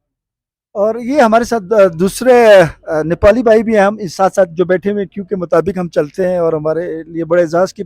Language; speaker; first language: Hindi; non-native, local second language; Balti